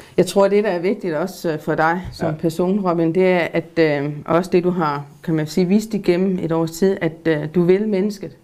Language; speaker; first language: Danish; native; Danish